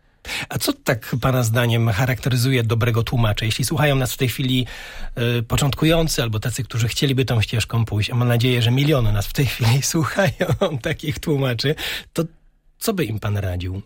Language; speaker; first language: Polish; native; Polish